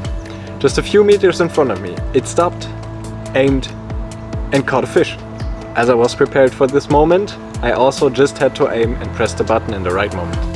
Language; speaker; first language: English; non-native, fluent; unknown